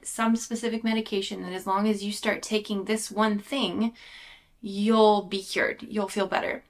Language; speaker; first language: English; native; English